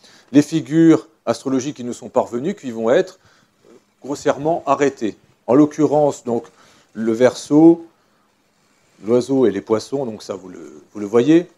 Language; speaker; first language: French; native; French